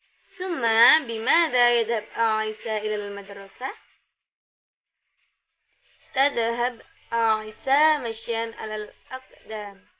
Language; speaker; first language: Arabic; non-native, learner; Indonesian